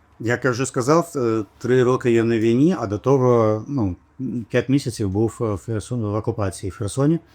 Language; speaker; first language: Ukrainian; native; Ukrainian